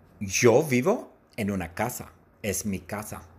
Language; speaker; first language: Spanish; non-native, learner; English